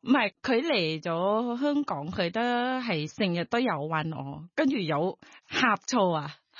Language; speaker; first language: Cantonese; non-native, learner; Thai